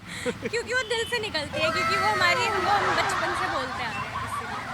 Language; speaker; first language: Hindi; native; Hindi